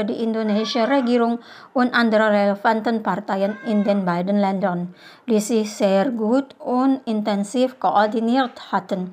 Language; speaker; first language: German; non-native, fluent; Indonesian